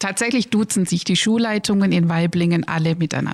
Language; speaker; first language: German; native; German